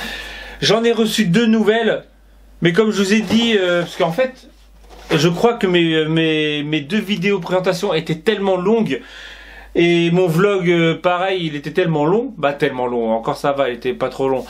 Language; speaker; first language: French; native; French